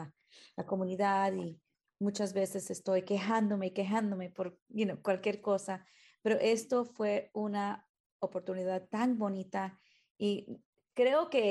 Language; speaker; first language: Spanish; early bilingual, heritage; Spanish